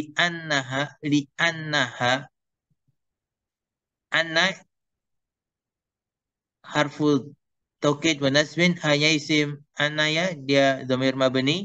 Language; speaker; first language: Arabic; non-native, fluent; Indonesian